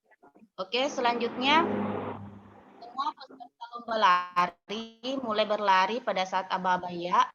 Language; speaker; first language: Indonesian; non-native, local second language; Buginese